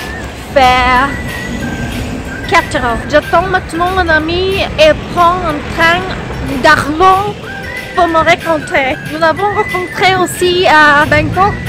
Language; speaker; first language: French; non-native, learner; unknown